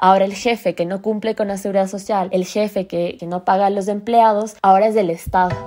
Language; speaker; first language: Spanish; native; Spanish